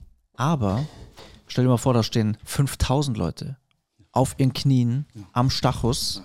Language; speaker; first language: German; native; German